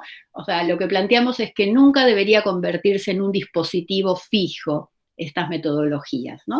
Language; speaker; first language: Spanish; native; Spanish